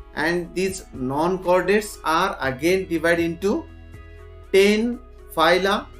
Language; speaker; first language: English; non-native, local second language; Marathi